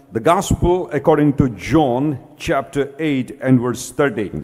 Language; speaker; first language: English; non-native, local second language; Telugu